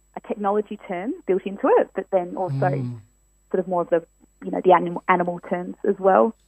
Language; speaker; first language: English; native; English